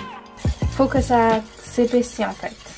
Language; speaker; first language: French; native; French